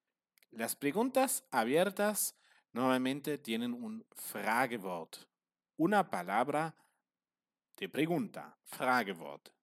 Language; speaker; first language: Spanish; non-native, fluent; German